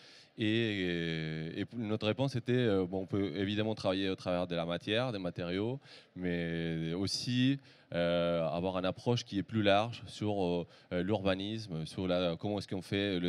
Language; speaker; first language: French; native; French